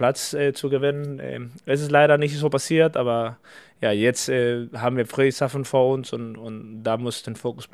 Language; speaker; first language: German; non-native, fluent; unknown